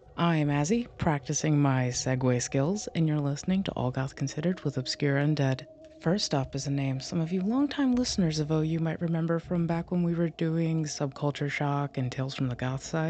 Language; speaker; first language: English; native; English